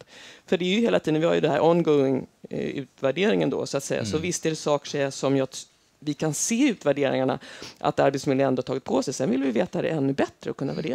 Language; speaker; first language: Swedish; native; Swedish